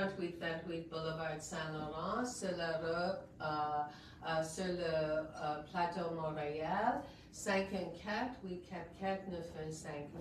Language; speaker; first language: French; non-native, local second language; English